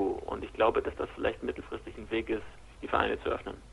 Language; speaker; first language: German; native; German